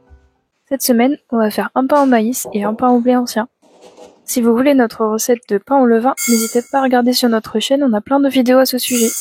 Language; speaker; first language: French; native; French